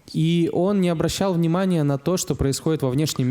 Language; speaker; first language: Russian; native; Russian